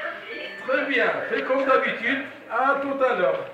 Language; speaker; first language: French; non-native, local second language; Arabic